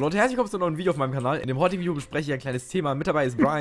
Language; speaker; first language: German; native; German